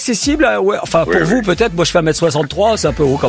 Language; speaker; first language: French; native; French